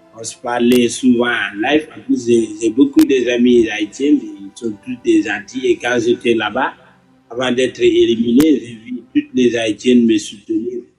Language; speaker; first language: French; non-native, local second language; Wolof